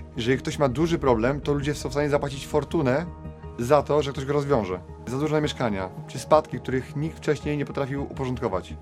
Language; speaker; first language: Polish; native; Polish